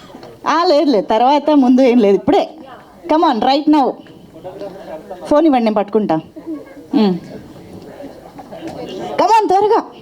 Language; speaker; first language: Telugu; native; Telugu